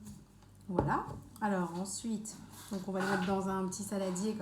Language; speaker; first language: French; native; French